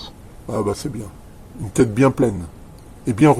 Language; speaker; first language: French; native; French